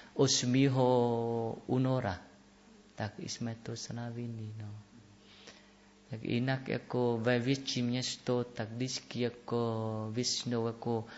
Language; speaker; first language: Czech; non-native, learner; Vietnamese